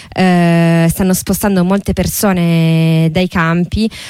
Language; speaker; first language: Italian; native; Italian